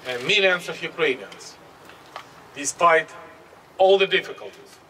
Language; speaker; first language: English; non-native, learner; Ukrainian